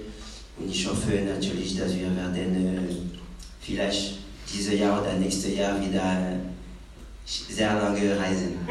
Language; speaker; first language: German; non-native, fluent; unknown